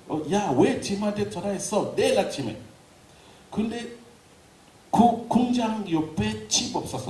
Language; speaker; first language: Korean; non-native, learner; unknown